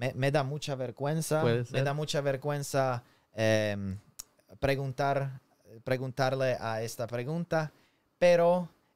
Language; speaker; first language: Spanish; non-native, learner; Slovak